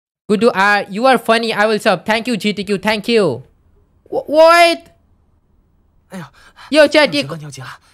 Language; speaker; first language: English; non-native, local second language; Odia